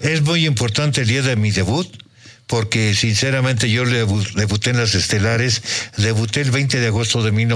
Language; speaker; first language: Spanish; native; Spanish